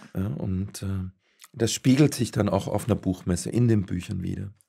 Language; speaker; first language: German; native; German